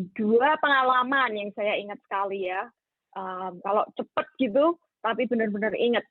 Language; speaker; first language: Indonesian; native; Indonesian